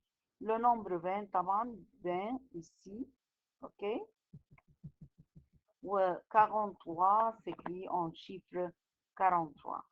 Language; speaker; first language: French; non-native, fluent; Arabic